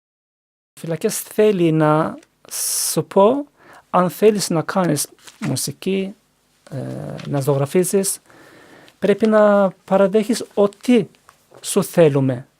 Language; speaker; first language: Greek; non-native, learner; Turkish